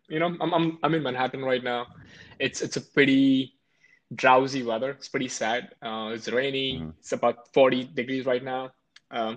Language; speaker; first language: English; non-native, local second language; Hindi